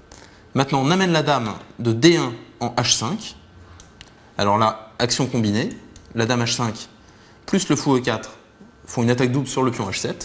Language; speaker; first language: French; native; French